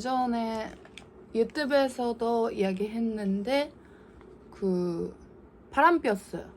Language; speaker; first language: Korean; non-native, learner; Japanese